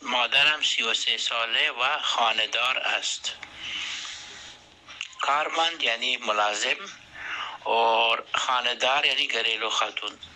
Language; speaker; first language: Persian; non-native, fluent; Urdu